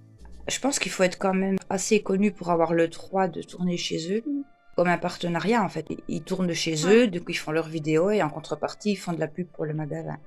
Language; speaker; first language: French; native; French